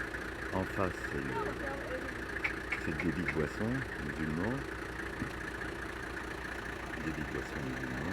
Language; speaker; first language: French; native; French